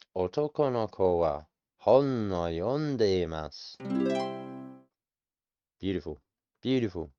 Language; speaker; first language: Japanese; non-native, learner; English